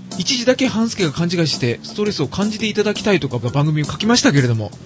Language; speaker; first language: Japanese; native; Japanese